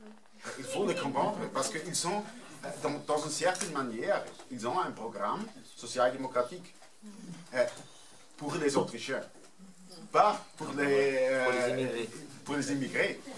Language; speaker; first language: French; non-native, fluent; German